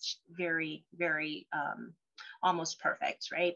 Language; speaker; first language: English; early bilingual, other home language; Cantonese